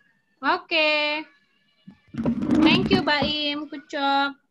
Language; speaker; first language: English; non-native, fluent; Indonesian